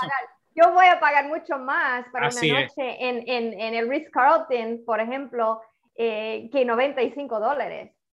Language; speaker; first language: Spanish; non-native, fluent; Italian